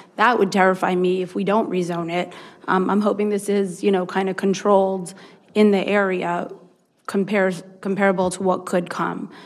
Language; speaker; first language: English; native; English